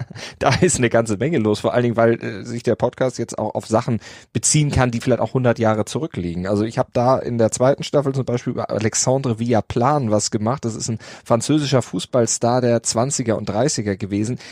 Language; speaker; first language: German; native; German